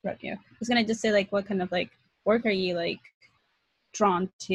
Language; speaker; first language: English; non-native, fluent; Spanish